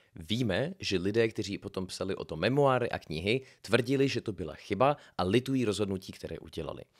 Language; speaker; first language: Czech; native; Czech